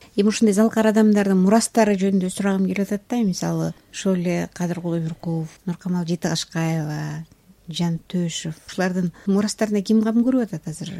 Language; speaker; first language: Kyrgyz; native; Kyrgyz